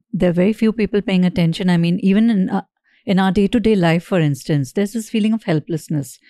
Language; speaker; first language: English; non-native, local second language; Hindi